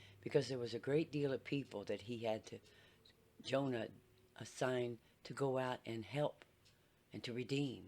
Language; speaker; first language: English; native; English